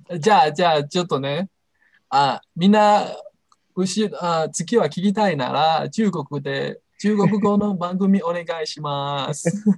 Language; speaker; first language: Japanese; non-native, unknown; Chinese